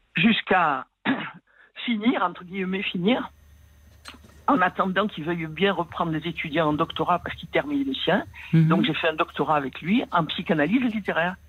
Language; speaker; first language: French; native; French